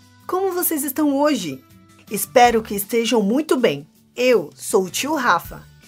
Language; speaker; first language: Portuguese; native; Portuguese